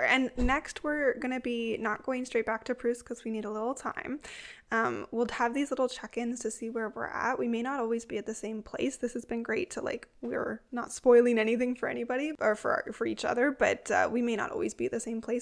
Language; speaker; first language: English; native; English